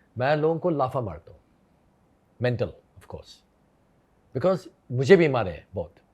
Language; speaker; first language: Hindi; non-native, fluent; English